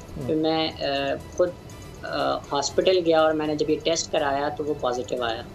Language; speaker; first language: Urdu; native; Urdu